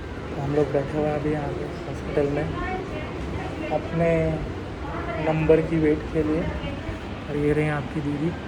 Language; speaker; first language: Hindi; native; Hindi